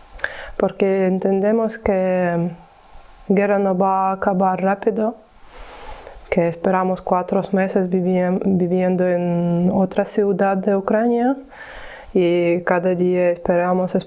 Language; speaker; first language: Spanish; non-native, learner; Ukrainian